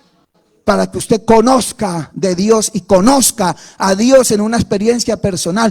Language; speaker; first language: Spanish; native; Spanish